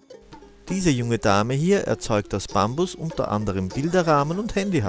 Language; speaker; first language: German; native; German